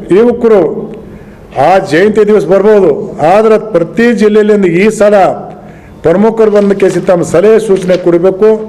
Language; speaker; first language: Kannada; non-native, local second language; Lambadi